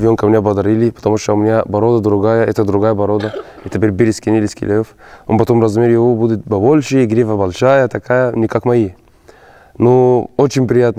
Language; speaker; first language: Russian; non-native, learner; Arabic